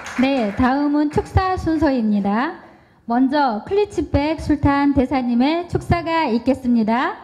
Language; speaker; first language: Korean; native; Korean